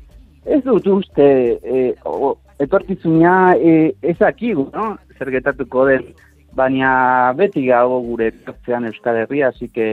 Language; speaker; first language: Basque; non-native, fluent; Spanish